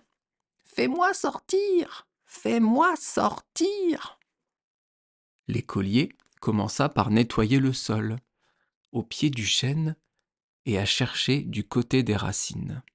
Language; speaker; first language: French; native; French